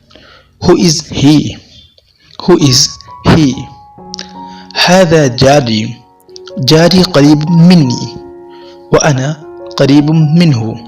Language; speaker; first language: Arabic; non-native, fluent; Urdu